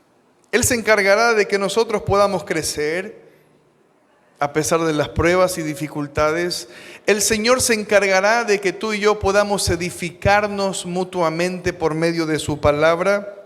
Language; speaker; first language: Spanish; native; Spanish